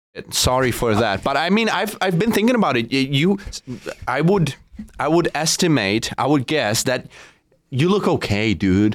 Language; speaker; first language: English; non-native, fluent; Czech